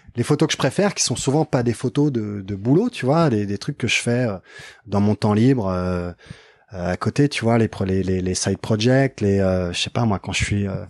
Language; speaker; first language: French; native; French